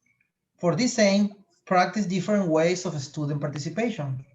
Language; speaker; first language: English; non-native, fluent; Spanish